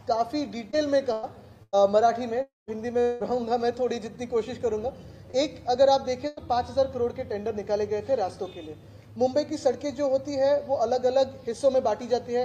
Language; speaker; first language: Hindi; non-native, local second language; Marathi